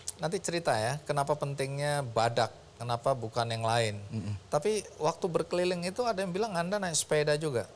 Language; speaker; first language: Indonesian; native; Indonesian